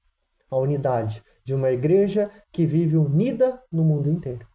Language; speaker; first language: Portuguese; native; Portuguese